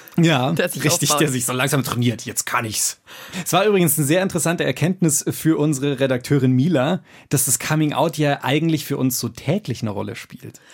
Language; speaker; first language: German; native; German